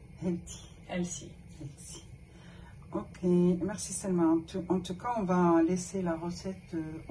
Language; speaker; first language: French; non-native, local second language; Arabic